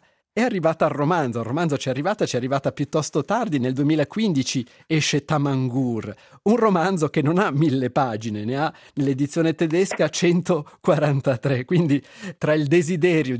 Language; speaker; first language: Italian; native; Italian